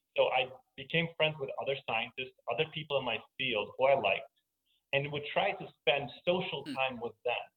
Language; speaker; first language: English; native; English